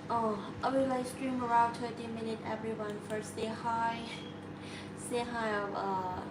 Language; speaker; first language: English; non-native, learner; Thai